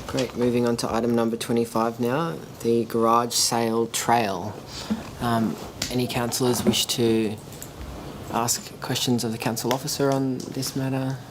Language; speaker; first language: English; native; English